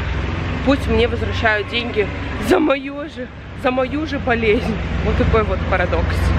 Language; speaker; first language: Russian; native; Russian